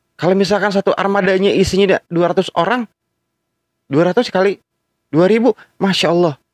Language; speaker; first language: Indonesian; native; Indonesian